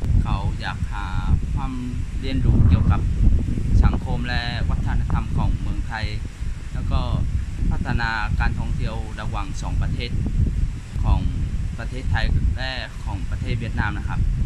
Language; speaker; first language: Thai; non-native, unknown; Vietnamese